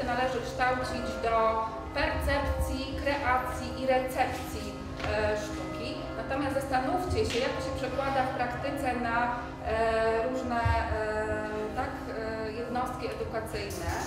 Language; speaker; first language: Polish; native; Polish